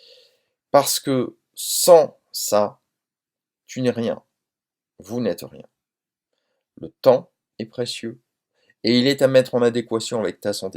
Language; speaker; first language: French; native; French